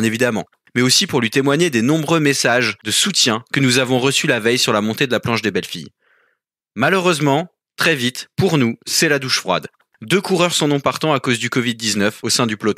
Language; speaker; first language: French; native; French